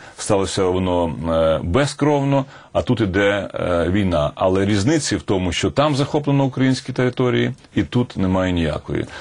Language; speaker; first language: Ukrainian; native; Ukrainian